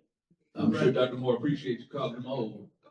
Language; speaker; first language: English; native; English